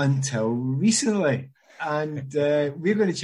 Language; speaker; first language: English; native; English